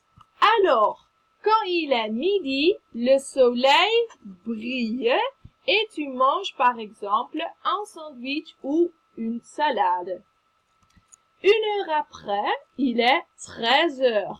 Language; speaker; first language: French; non-native, fluent; Dutch